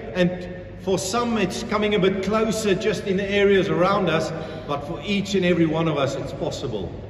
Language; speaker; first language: English; non-native, local second language; Afrikaans